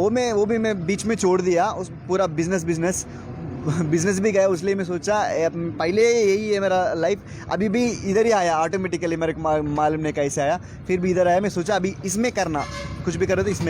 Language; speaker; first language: Hindi; non-native, local second language; Telugu